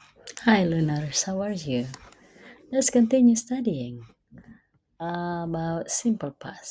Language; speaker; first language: English; non-native, fluent; Indonesian